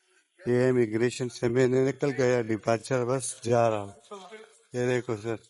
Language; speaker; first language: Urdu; non-native, local second language; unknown